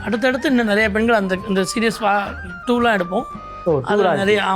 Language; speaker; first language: Tamil; native; Tamil